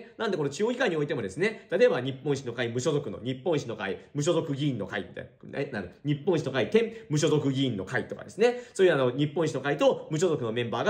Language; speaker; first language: Japanese; native; Japanese